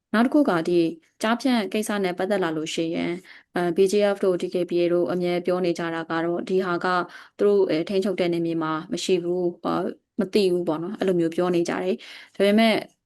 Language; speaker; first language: Burmese; native; Burmese